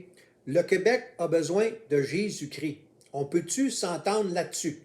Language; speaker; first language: French; native; French